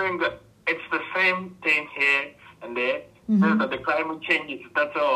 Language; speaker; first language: English; non-native, local second language; Akan